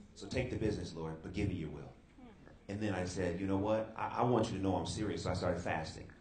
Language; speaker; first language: English; native; English